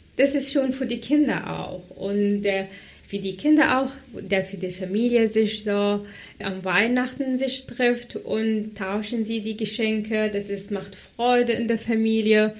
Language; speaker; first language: German; non-native, fluent; Arabic